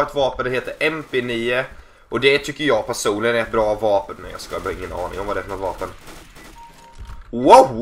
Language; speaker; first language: Swedish; native; Swedish